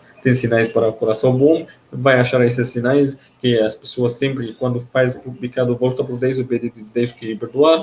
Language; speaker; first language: Portuguese; non-native, learner; Arabic